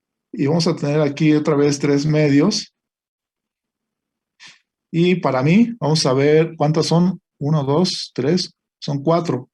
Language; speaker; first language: Spanish; native; Spanish